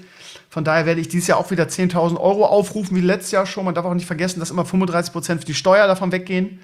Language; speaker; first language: German; native; German